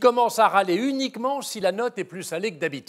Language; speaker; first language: French; native; French